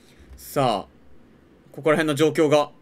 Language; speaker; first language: Japanese; native; Japanese